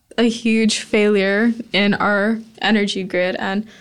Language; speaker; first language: English; native; English